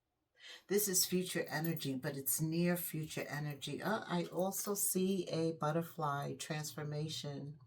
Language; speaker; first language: English; native; English